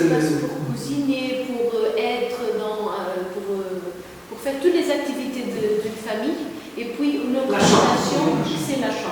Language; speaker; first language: French; non-native, learner; Portuguese